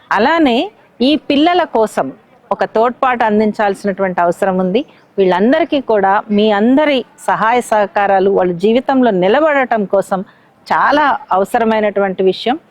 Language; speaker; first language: Telugu; native; Telugu